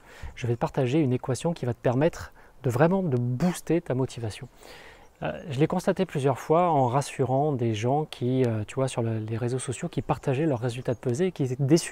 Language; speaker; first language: French; native; French